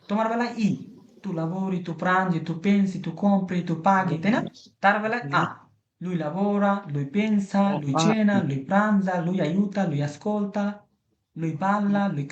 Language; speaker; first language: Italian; non-native, fluent; Bangla